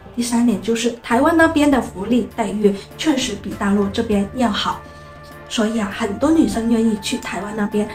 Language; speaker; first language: Chinese; native; Chinese